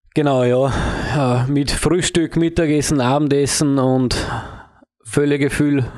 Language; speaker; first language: German; native; German